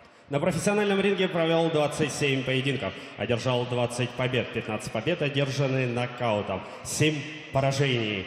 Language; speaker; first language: Russian; native; Russian